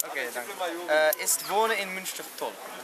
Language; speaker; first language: German; non-native, learner; Dutch